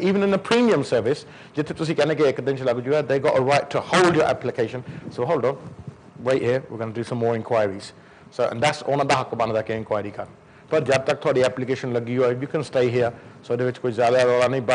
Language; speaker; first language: Punjabi; early bilingual, heritage; Punjabi